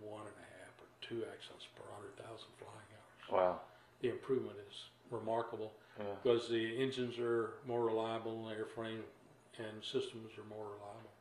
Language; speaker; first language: English; native; English